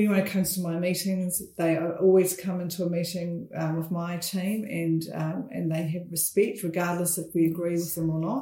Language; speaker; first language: English; native; English